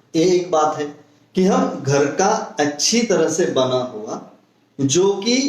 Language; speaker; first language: Hindi; non-native, local second language; Marathi